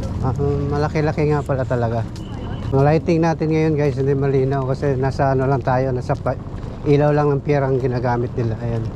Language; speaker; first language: Filipino; native; Filipino